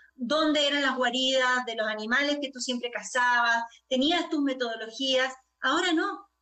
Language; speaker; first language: Spanish; native; Spanish